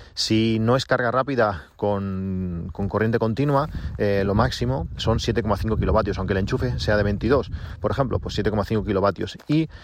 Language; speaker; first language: Spanish; native; Spanish